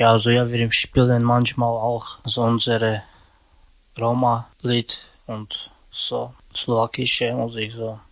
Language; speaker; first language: German; non-native, learner; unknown